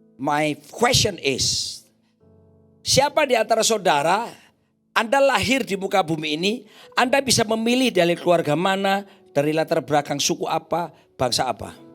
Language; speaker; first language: Indonesian; native; Indonesian